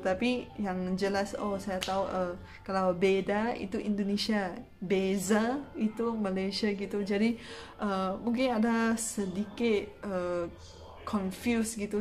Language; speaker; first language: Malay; non-native, local second language; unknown